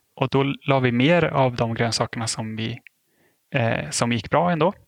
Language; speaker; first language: Swedish; native; Swedish